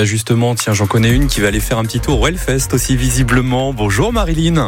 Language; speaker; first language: French; native; French